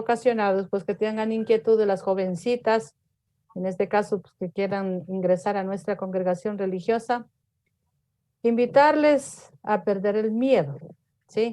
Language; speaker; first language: Spanish; native; Spanish